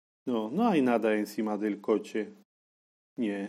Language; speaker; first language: Spanish; non-native, fluent; Polish